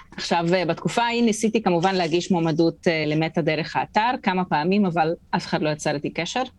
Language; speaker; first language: Hebrew; non-native, local second language; Arabic